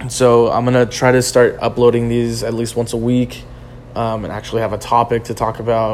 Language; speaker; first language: English; native; English